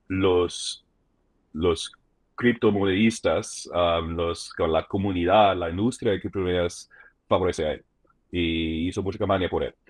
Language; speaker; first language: Spanish; non-native, fluent; English